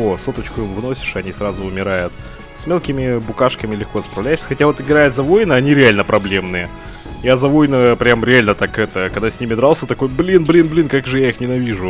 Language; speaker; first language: Russian; native; Russian